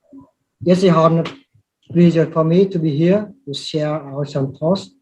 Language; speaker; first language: English; non-native, learner; Vietnamese